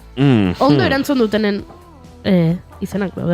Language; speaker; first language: Basque; native; Basque